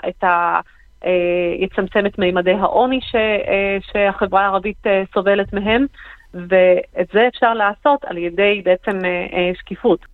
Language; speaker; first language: Hebrew; non-native, local second language; Arabic